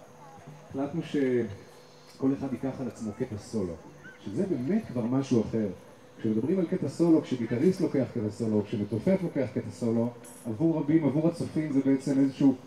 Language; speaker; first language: Hebrew; native; Hebrew